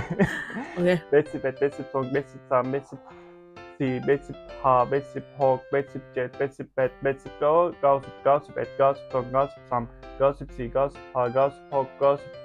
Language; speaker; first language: Thai; non-native, learner; Turkish